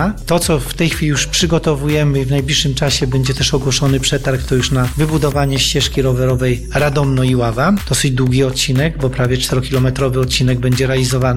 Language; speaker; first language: Polish; native; Polish